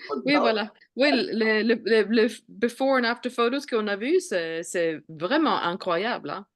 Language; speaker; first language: French; non-native, fluent; Swedish